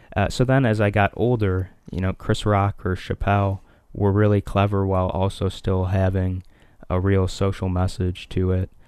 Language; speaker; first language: English; early bilingual, other home language; Hindi